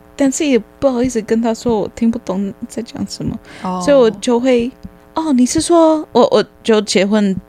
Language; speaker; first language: Chinese; non-native, fluent; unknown